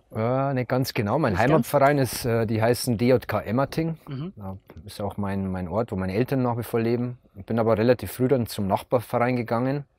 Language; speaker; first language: German; native; German